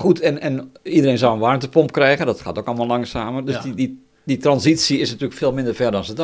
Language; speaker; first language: Dutch; native; Dutch